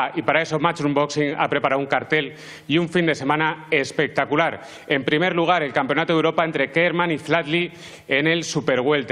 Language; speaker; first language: Spanish; native; Spanish